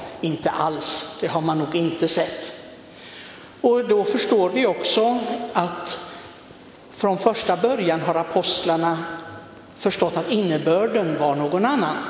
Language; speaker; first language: Swedish; non-native, fluent; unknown